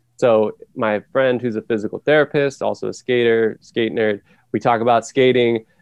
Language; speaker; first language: English; native; English